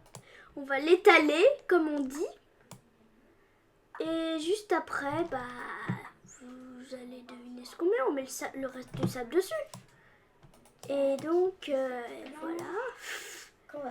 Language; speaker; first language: French; native; French